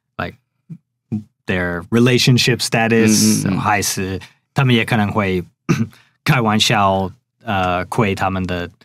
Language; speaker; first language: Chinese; non-native, fluent; English